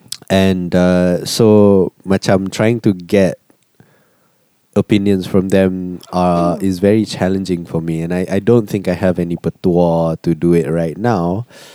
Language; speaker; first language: English; non-native, local second language; Malay